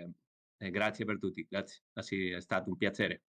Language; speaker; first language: Italian; non-native, learner; Spanish